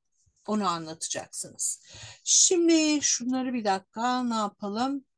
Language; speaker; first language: Turkish; native; Turkish